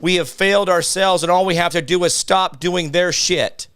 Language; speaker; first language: English; native; English